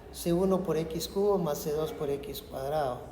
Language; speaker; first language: Spanish; native; Spanish